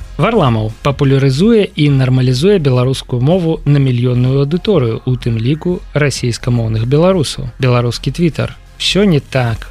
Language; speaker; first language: Belarusian; non-native, local second language; Russian